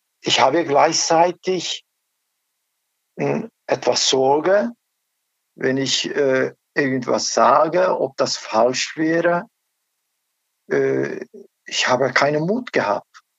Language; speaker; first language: German; non-native, learner; Turkish